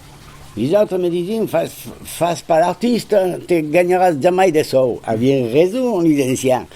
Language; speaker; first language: French; non-native, fluent; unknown